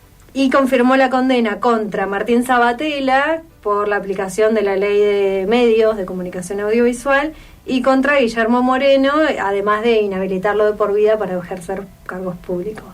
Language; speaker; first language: Spanish; native; Spanish